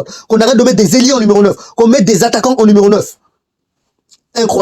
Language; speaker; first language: French; native; French